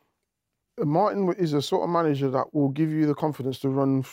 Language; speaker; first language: English; native; English